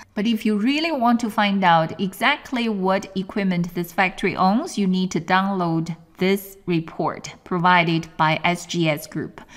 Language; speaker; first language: English; non-native, fluent; Chinese